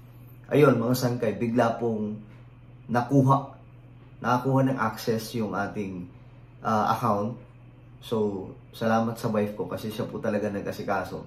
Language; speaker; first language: Filipino; native; Filipino